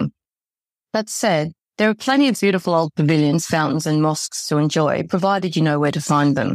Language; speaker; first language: English; native; English